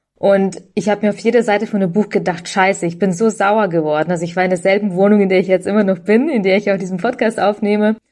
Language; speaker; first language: German; early bilingual, other home language; Russian